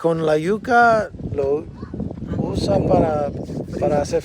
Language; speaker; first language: Spanish; non-native, learner; English